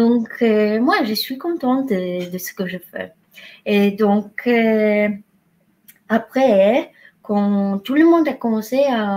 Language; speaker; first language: French; non-native, fluent; Polish